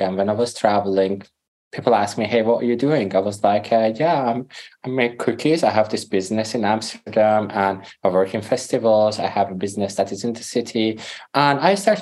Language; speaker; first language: English; non-native, fluent; Persian